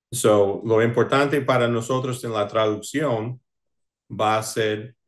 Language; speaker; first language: Spanish; non-native, fluent; English